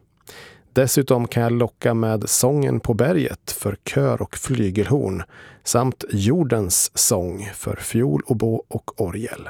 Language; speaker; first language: Swedish; native; Swedish